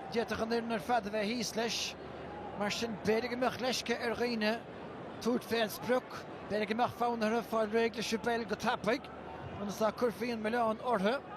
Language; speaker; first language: Irish; native; Irish